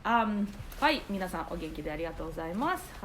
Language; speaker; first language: Japanese; non-native, learner; Russian